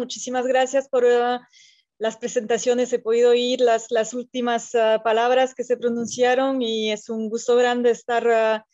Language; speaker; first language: Spanish; non-native, fluent; French